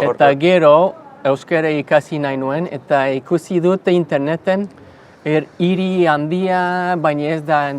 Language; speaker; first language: Basque; non-native, learner; English